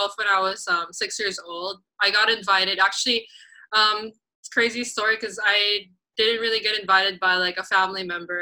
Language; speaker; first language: English; non-native, local second language; Filipino